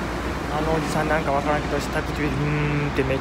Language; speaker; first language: Japanese; native; Japanese